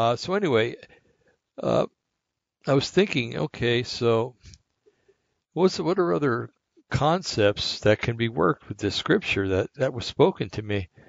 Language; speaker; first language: English; native; English